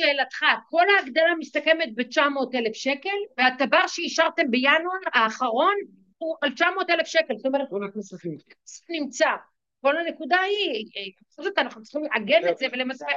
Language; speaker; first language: Hebrew; native; Hebrew